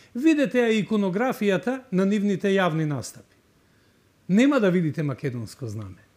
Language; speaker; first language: Macedonian; native; Macedonian